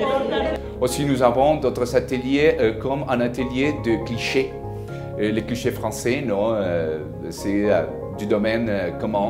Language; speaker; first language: French; non-native, fluent; Spanish